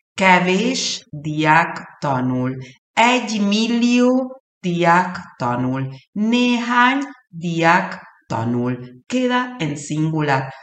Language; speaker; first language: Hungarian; early bilingual, heritage; Hungarian